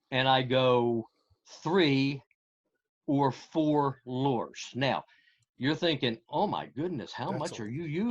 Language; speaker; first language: English; native; English